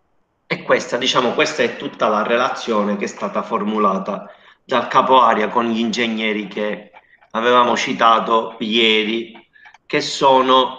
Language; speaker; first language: Italian; native; Italian